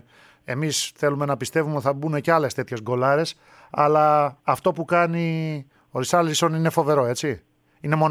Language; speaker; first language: Greek; native; Greek